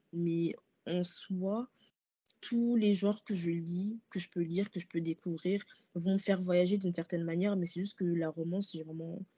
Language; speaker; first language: French; early bilingual, other home language; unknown